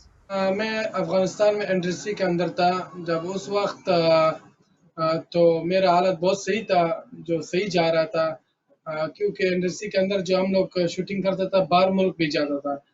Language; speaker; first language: Hindi; early bilingual, other home language; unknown